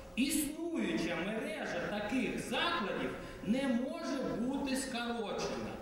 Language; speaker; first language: Ukrainian; non-native, local second language; Russian